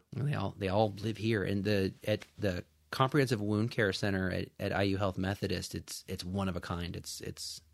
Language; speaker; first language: English; native; English